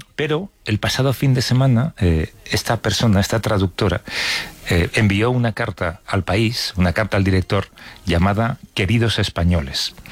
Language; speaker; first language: Spanish; native; Spanish